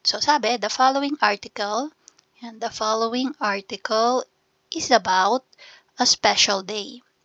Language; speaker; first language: English; non-native, local second language; Filipino